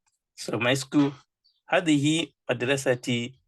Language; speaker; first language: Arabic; non-native, fluent; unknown